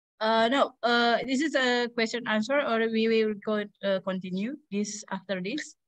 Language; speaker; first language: English; non-native, learner; Indonesian